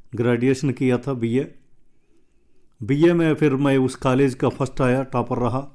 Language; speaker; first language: Hindi; non-native, local second language; Telugu